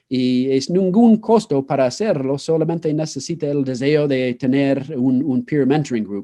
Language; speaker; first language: Spanish; non-native, fluent; English